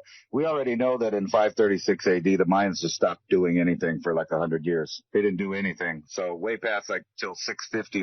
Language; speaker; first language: English; native; English